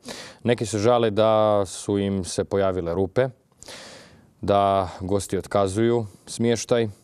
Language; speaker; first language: Croatian; native; Croatian